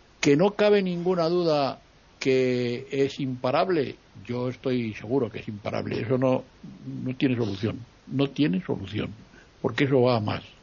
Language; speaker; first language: Spanish; native; Spanish